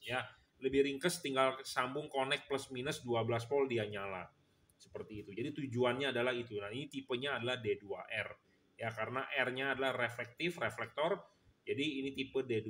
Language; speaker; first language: Indonesian; native; Indonesian